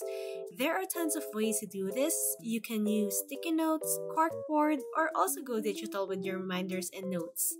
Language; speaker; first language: English; non-native, local second language; Filipino